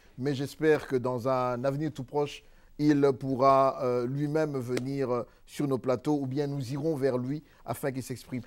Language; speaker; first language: French; non-native, local second language; Lingala